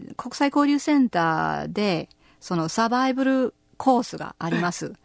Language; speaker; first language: Japanese; non-native, fluent; English